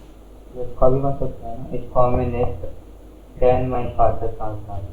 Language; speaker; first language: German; non-native, learner; Hindi